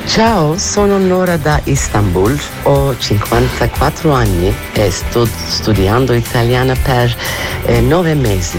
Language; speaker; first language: Italian; non-native, learner; Turkish